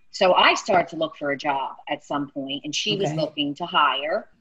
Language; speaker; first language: English; native; English